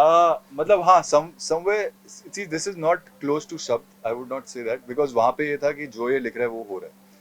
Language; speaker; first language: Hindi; native; Hindi